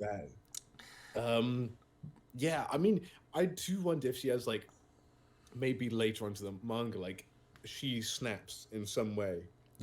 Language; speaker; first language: English; native; English